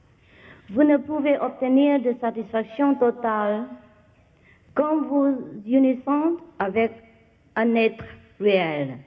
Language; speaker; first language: French; non-native, fluent; Vietnamese